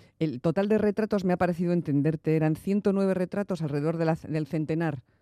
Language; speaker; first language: Spanish; native; Spanish